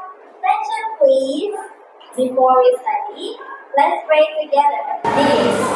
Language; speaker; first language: English; non-native, learner; Indonesian